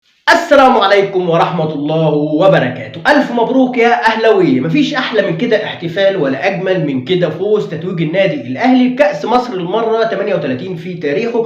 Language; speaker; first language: Arabic; native; Arabic